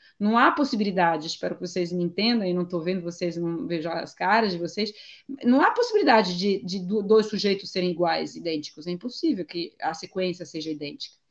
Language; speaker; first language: Portuguese; non-native, fluent; Italian